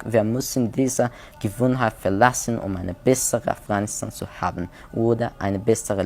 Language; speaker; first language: German; non-native, learner; Persian